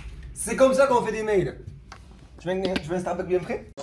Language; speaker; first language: French; native; French